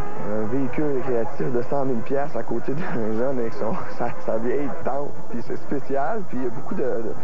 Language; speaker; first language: French; native; French